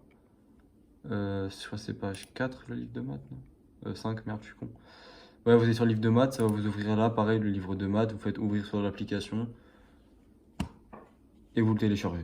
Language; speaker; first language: French; native; French